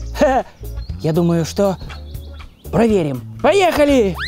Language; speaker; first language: Russian; native; Russian